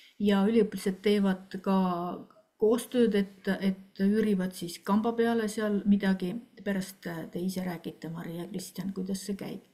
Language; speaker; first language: Estonian; native; Estonian